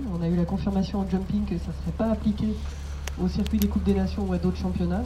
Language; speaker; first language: French; native; French